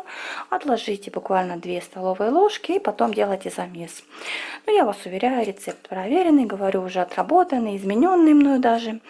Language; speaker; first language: Russian; native; Russian